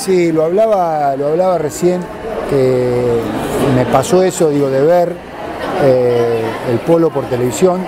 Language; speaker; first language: Spanish; native; Spanish